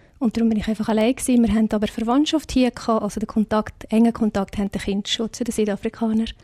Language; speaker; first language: German; non-native, fluent; Afrikaans